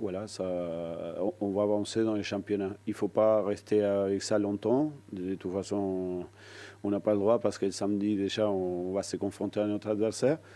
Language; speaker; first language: French; non-native, fluent; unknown